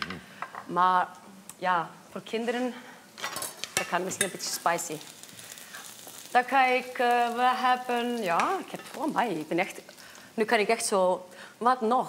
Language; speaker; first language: Dutch; non-native, fluent; Icelandic